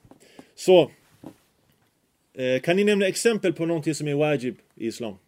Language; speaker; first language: Swedish; early bilingual, other home language; Arabic